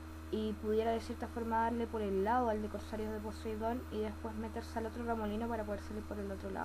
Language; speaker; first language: Spanish; native; Spanish